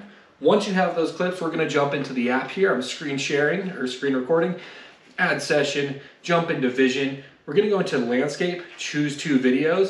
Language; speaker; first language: English; native; English